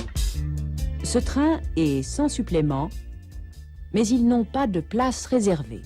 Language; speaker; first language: French; native; French